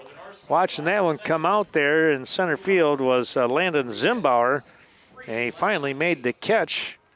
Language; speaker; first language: English; native; English